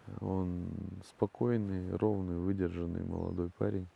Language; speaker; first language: Russian; native; Russian